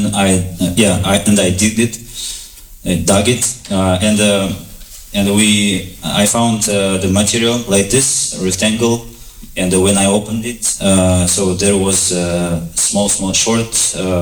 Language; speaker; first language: English; non-native, fluent; Kazakh